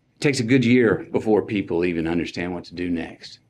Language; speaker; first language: English; native; English